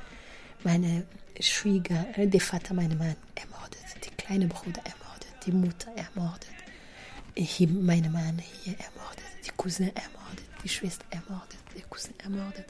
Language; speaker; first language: German; non-native, fluent; Kinyarwanda